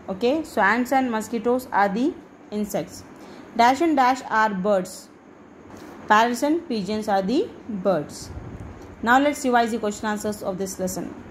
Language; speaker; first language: English; non-native, local second language; Bangla